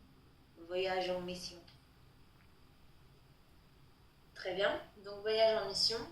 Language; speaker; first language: French; non-native, learner; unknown